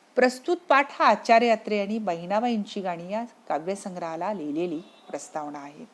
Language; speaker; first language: Marathi; native; Marathi